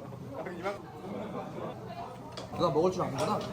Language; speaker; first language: Korean; native; Korean